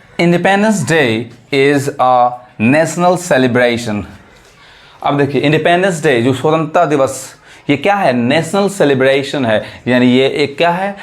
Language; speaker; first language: Hindi; native; Hindi